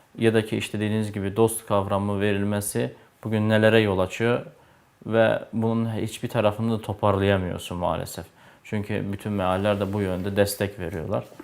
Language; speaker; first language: Turkish; native; Turkish